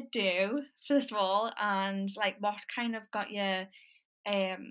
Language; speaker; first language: English; native; English